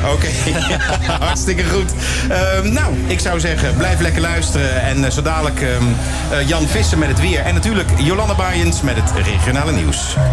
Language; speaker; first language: Dutch; native; Dutch